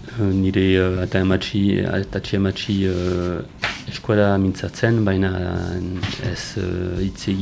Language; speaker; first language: Basque; non-native, learner; French